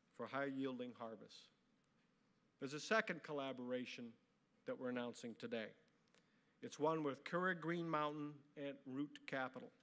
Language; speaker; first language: English; native; English